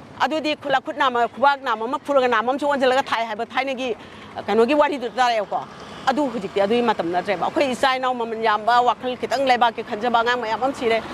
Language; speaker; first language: Manipuri; native; Manipuri